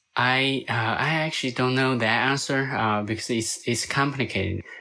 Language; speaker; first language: English; non-native, fluent; Chinese